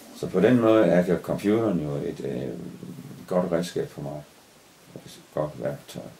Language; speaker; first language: Danish; native; Danish